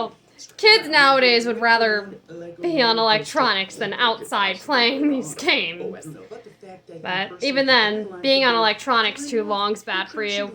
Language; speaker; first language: English; native; English